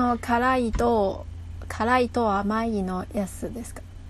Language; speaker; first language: Japanese; non-native, learner; Chinese